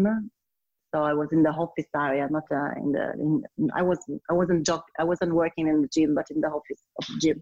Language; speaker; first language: English; non-native, learner; Italian